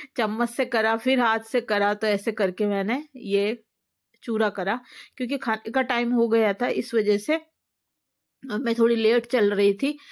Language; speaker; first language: Hindi; native; Hindi